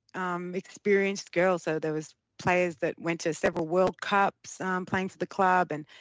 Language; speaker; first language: English; early bilingual, other home language; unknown